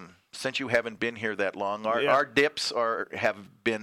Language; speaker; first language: English; native; English